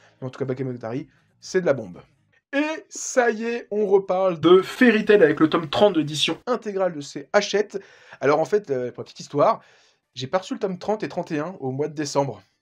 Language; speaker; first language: French; native; French